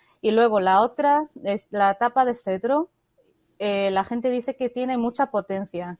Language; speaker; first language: Spanish; non-native, fluent; Korean